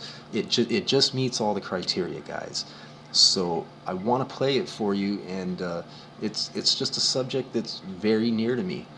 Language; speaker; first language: English; native; English